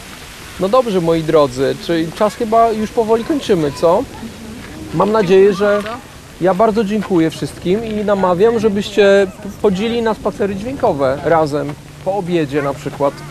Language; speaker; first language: Polish; native; Polish